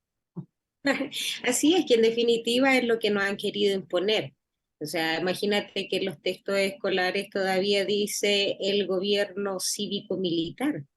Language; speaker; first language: Spanish; native; Spanish